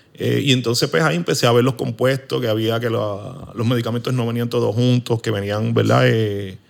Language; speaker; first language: Spanish; native; Spanish